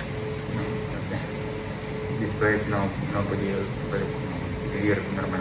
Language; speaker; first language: Spanish; non-native, learner; Ukrainian